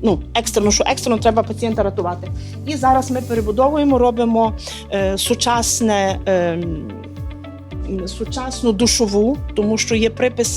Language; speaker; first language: Ukrainian; native; Ukrainian